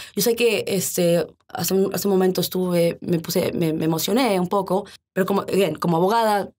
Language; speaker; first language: Spanish; early bilingual, heritage; Spanish